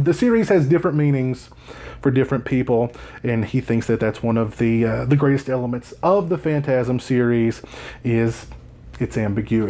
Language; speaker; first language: English; native; English